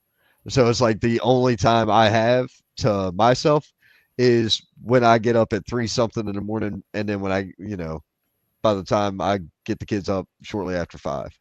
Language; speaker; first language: English; native; English